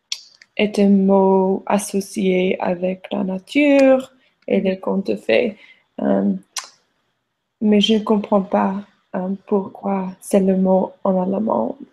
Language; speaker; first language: French; non-native, learner; English